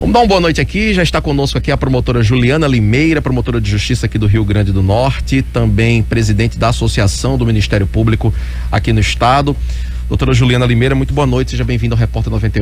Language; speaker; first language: Portuguese; native; Portuguese